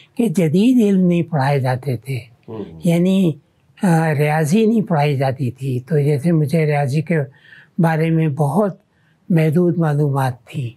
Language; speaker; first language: Urdu; native; Urdu